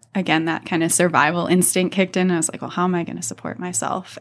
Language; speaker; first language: English; native; English